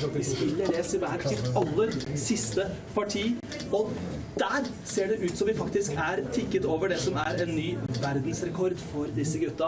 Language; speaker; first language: Norwegian; native; Norwegian